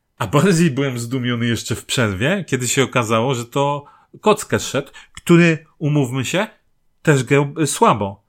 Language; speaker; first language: Polish; native; Polish